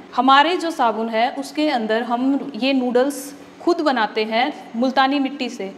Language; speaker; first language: Hindi; native; Hindi